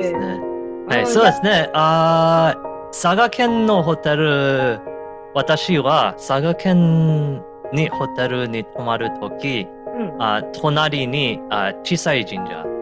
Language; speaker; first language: Japanese; non-native, learner; English